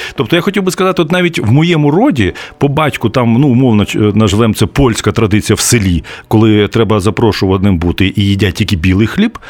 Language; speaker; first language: Ukrainian; native; Ukrainian